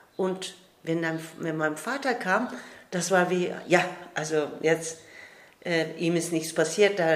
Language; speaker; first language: German; non-native, fluent; Turkish